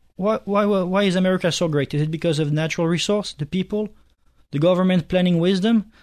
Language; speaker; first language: English; non-native, fluent; French